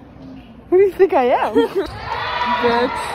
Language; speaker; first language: English; native; English